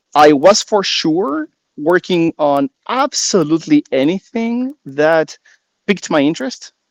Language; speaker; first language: English; non-native, fluent; Spanish